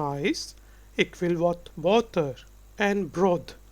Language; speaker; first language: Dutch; non-native, learner; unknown